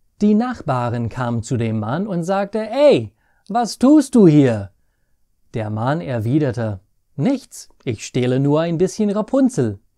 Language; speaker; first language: German; non-native, fluent; English